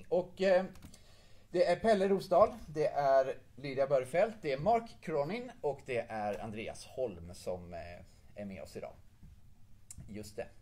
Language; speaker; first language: Swedish; native; Swedish